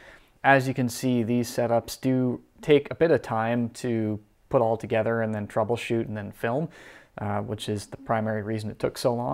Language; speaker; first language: English; native; English